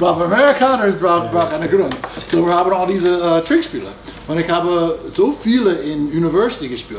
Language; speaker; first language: German; non-native, fluent; English